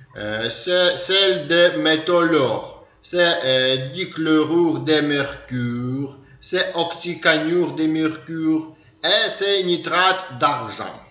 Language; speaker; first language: French; non-native, learner; Ukrainian